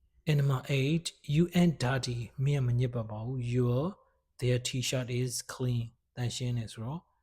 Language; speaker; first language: English; non-native, fluent; Burmese